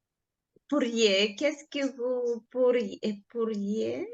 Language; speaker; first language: French; non-native, learner; Ukrainian